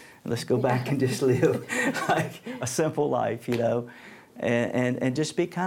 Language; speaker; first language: English; native; English